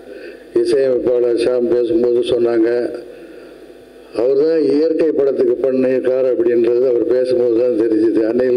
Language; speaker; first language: Tamil; native; Tamil